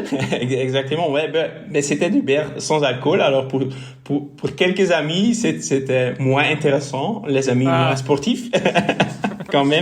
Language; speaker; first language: French; non-native, local second language; Dutch